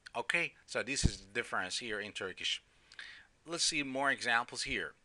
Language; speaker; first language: English; non-native, fluent; Turkish